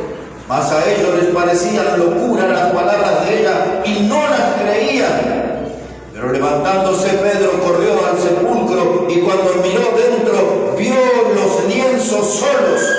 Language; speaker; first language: Spanish; native; Spanish